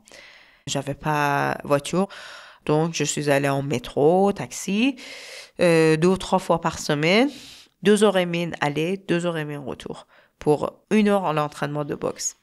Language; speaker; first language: French; non-native, learner; Persian